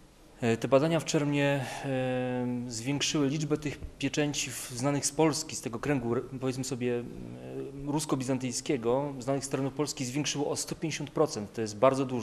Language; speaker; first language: Polish; native; Polish